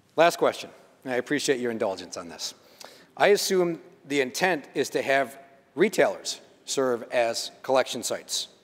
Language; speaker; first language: English; native; English